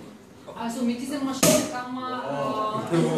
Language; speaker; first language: German; non-native, learner; Russian